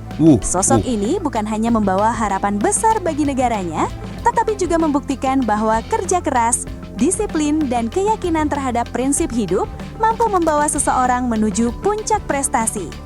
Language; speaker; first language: Indonesian; native; Indonesian